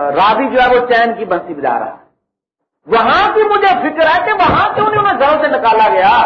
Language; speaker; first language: Urdu; native; Urdu